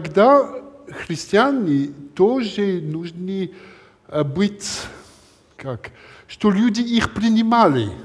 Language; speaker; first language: Russian; non-native, learner; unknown